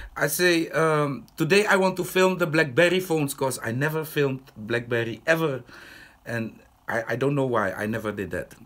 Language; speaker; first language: English; non-native, fluent; Dutch